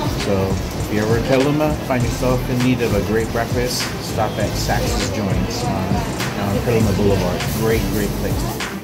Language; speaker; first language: English; native; English